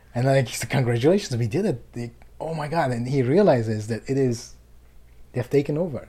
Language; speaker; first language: English; non-native, fluent; Persian